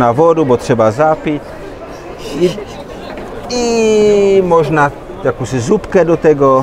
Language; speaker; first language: Polish; non-native, learner; Czech